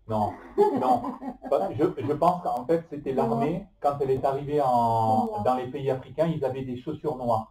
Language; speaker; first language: French; native; French